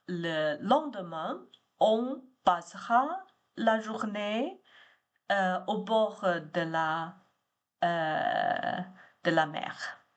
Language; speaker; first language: French; non-native, learner; Chinese